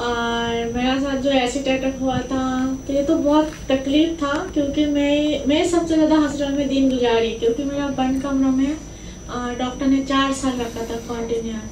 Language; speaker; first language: Hindi; non-native, local second language; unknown